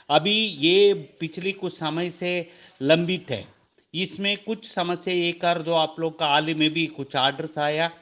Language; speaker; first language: Hindi; non-native, local second language; Kannada